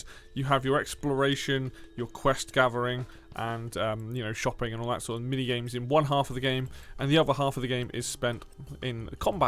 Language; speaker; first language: English; native; English